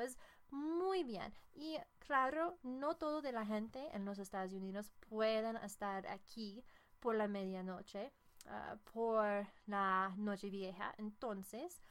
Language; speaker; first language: Spanish; non-native, fluent; English